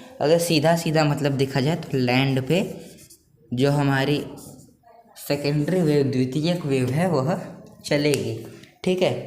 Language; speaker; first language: Hindi; non-native, local second language; Marathi